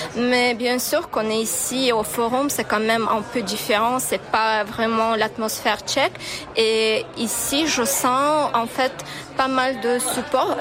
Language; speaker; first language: French; non-native, fluent; Ukrainian